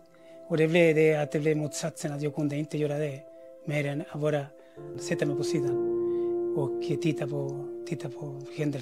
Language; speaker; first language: Swedish; non-native, fluent; Spanish